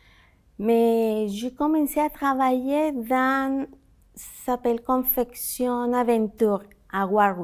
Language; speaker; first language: French; non-native, learner; Spanish